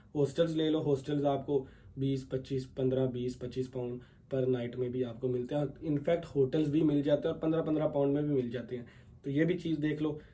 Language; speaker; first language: Urdu; native; Urdu